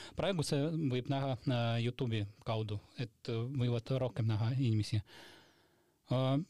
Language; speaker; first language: Estonian; non-native, local second language; Russian